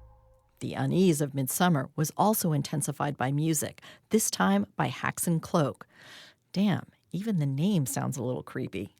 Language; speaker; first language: English; native; English